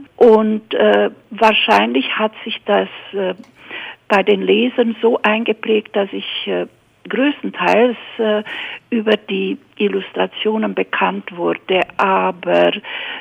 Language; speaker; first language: German; native; German